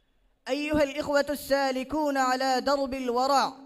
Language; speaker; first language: Arabic; non-native, learner; Bangla